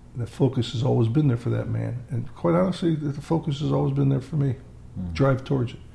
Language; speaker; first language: English; native; English